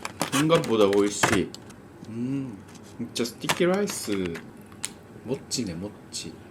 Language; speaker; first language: Korean; non-native, learner; Japanese